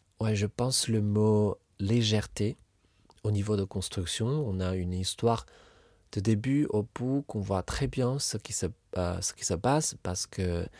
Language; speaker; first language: French; non-native, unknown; Chinese